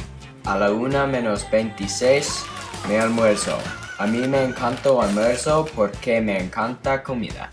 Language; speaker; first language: Spanish; non-native, learner; English